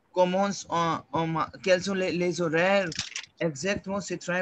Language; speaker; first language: French; non-native, fluent; Hindi